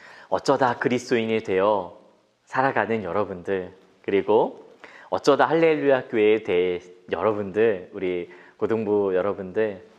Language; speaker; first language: Korean; native; Korean